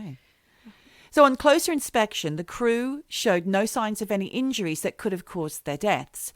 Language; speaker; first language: English; native; English